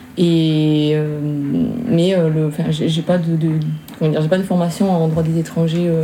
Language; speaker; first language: French; native; French